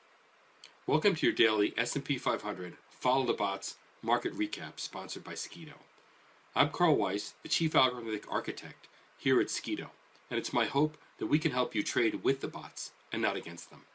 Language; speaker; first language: English; native; English